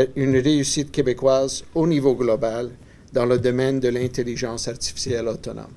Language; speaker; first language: French; native; French